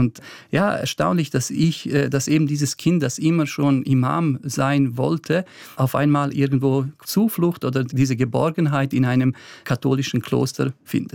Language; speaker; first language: German; early bilingual, other home language; Bosnian